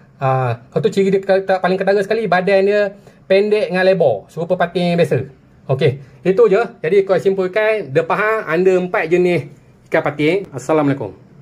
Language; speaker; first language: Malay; native; Malay